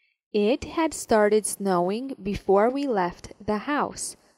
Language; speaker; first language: English; non-native, fluent; Serbian